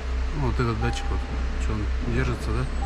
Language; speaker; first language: Russian; native; Russian